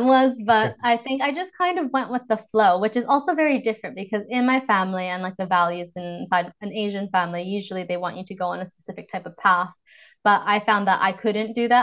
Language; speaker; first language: English; native; English